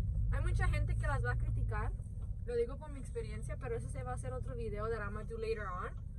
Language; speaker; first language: Spanish; native; Spanish